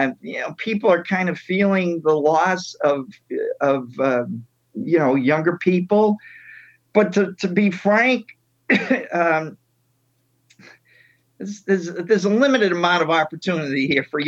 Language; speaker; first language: English; native; English